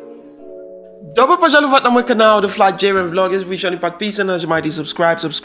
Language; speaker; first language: Russian; non-native, learner; Arabic